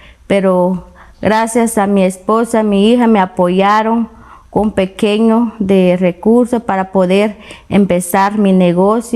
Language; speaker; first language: Spanish; non-native, local second language; Kaqchikel